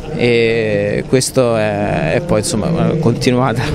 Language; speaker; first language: Italian; native; Italian